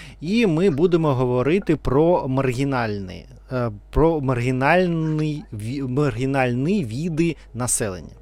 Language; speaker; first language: Ukrainian; non-native, learner; Russian